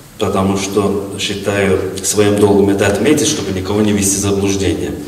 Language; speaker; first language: Russian; non-native, local second language; Azerbaijani